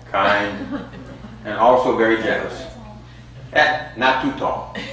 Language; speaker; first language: English; native; English